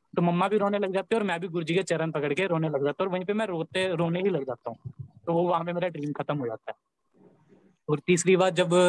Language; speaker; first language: Hindi; native; Hindi